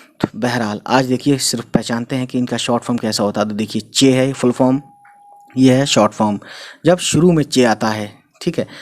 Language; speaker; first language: Hindi; native; Hindi